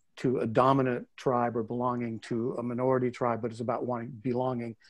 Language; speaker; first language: English; native; English